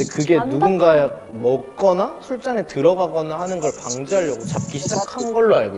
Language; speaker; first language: Korean; native; Korean